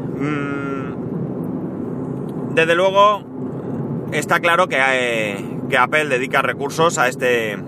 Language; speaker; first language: Spanish; native; Spanish